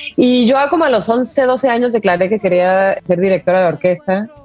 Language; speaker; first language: Spanish; native; Spanish